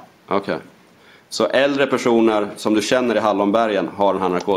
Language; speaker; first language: Swedish; native; Swedish